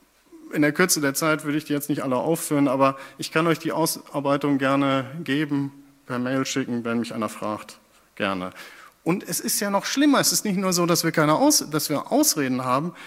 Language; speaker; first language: German; native; German